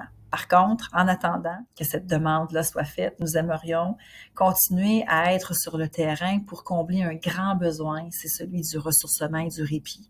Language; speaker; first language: French; native; French